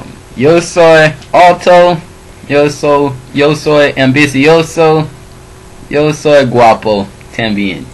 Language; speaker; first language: Spanish; non-native, learner; English